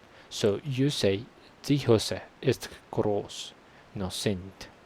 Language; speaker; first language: German; non-native, learner; Spanish